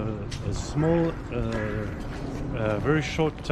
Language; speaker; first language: English; non-native, fluent; French